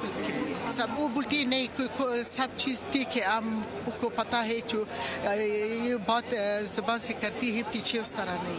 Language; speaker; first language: Hindi; non-native, learner; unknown